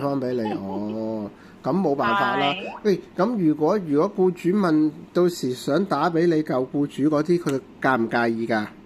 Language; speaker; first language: Cantonese; native; Cantonese